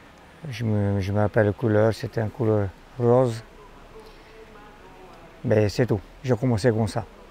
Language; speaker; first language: French; non-native, fluent; Italian